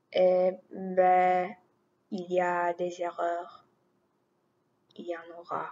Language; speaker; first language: French; non-native, learner; English